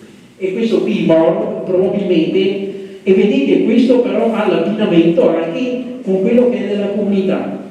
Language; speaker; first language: Italian; native; Italian